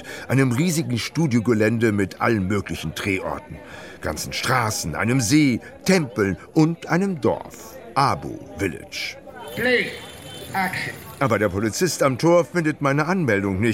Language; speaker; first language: German; native; German